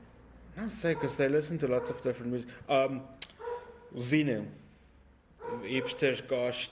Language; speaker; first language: Portuguese; non-native, learner; English